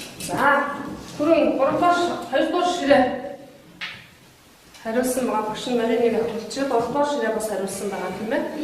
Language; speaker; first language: Mongolian; native; Mongolian